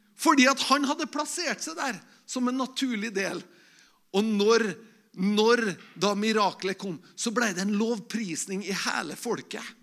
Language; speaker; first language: Norwegian; native; Norwegian